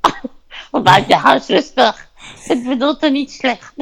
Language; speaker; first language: Dutch; non-native, fluent; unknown